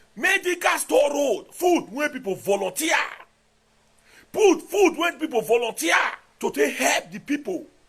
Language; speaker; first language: Nigerian Pidgin; native; Nigerian Pidgin